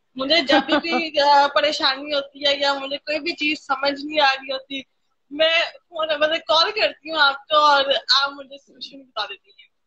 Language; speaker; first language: Urdu; native; Urdu